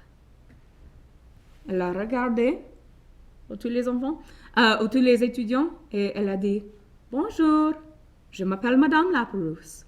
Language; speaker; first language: French; non-native, local second language; English